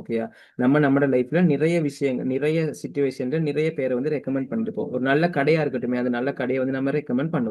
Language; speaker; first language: Tamil; native; Tamil